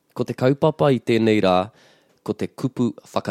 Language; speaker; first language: Māori; non-native, local second language; English